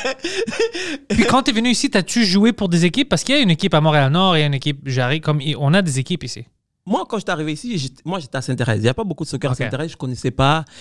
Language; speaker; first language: French; non-native, fluent; Spanish